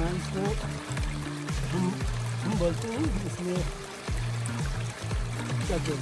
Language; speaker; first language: Hindi; non-native, learner; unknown